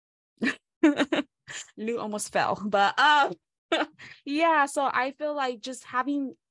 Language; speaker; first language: English; early bilingual, other home language; Hmong